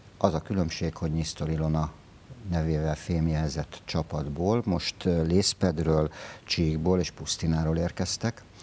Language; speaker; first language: Hungarian; native; Hungarian